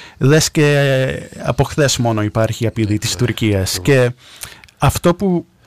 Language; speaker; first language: Greek; early bilingual, heritage; Greek